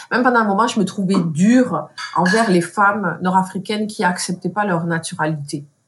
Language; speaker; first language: French; native; French